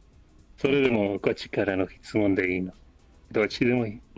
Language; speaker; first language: Japanese; non-native, learner; English